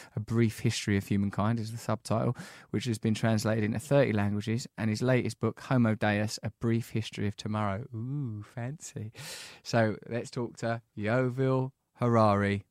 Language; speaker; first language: English; native; English